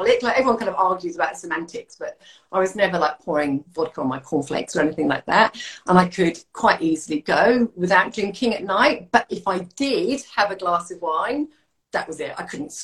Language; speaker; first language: English; native; English